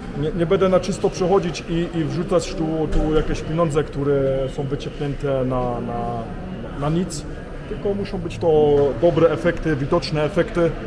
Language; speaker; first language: Polish; early bilingual, heritage; Polish